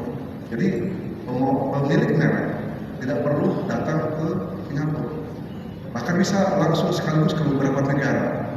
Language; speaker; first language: Indonesian; native; Indonesian